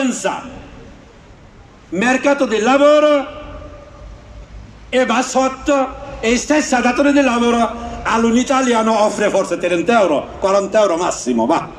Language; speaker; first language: Italian; non-native, learner; Bangla